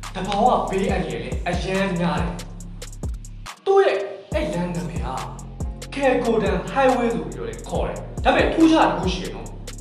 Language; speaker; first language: Burmese; non-native, local second language; Tamil